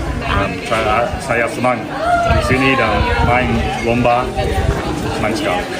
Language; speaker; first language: Indonesian; non-native, fluent; Dutch